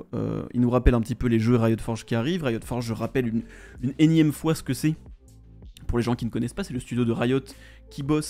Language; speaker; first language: French; native; French